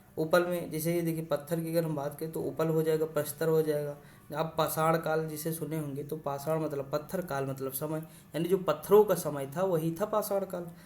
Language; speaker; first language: Hindi; native; Hindi